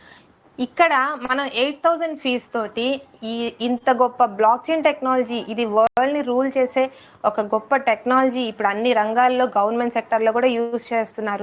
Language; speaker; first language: Telugu; native; Telugu